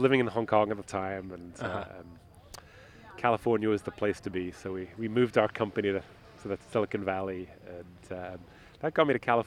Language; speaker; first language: English; native; English